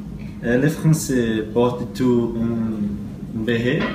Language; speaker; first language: French; non-native, learner; Portuguese